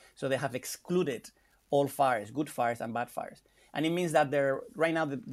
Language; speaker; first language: English; non-native, fluent; Spanish